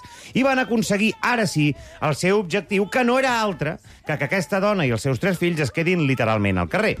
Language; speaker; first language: Catalan; native; Catalan